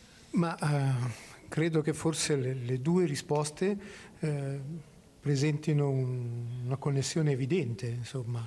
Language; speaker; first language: Italian; native; Italian